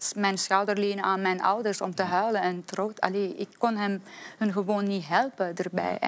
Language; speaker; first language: Dutch; non-native, fluent; Persian